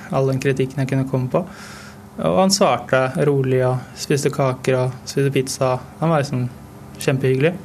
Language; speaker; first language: Norwegian; native; Norwegian